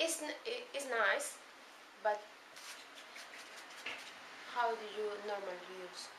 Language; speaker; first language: English; non-native, learner; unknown